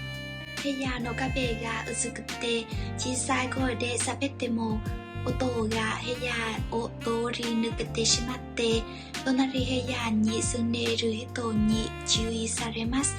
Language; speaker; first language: Japanese; non-native, learner; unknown